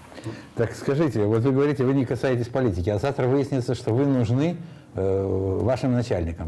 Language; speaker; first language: Russian; native; Russian